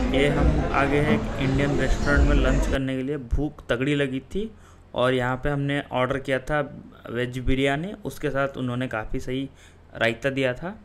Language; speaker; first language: Hindi; non-native, local second language; Odia